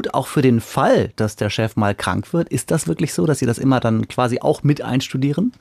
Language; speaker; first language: German; native; German